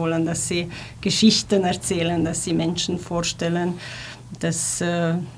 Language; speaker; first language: German; non-native, fluent; Hungarian